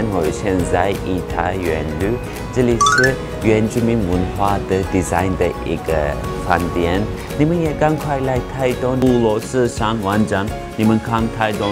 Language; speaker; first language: Chinese; non-native, fluent; Turkish